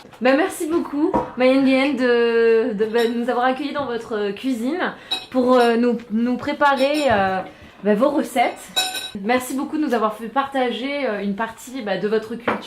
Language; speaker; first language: French; native; French